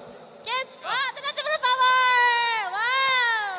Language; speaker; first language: Spanish; non-native, learner; Korean